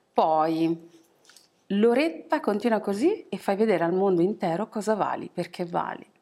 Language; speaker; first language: Italian; early bilingual, other home language; English